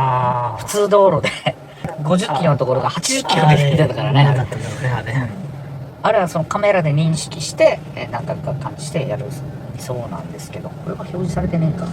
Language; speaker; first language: Japanese; native; Japanese